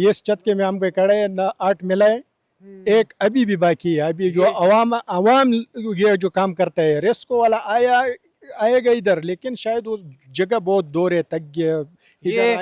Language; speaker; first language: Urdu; non-native, local second language; Pashto